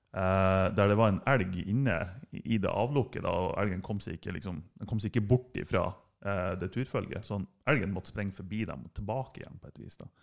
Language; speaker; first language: Norwegian; non-native, fluent; German